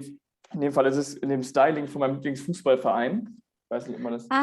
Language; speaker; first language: German; native; German